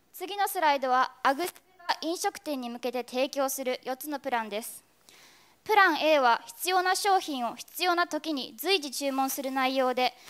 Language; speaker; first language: Japanese; native; Japanese